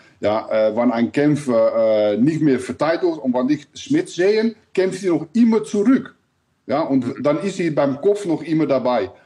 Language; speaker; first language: German; non-native, learner; Dutch